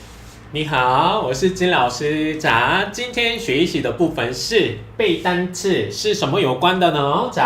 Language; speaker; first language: Chinese; non-native, fluent; Korean